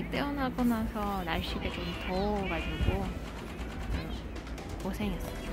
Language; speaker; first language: Korean; non-native, fluent; Russian